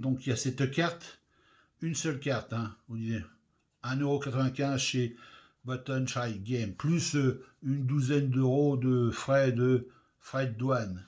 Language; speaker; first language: French; native; French